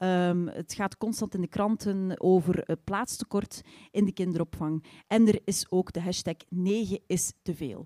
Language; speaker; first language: Dutch; native; Dutch